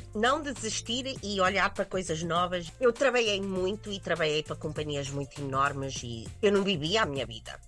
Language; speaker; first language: Portuguese; early bilingual, heritage; English